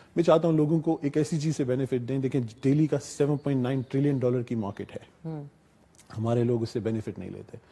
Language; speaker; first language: Urdu; native; Urdu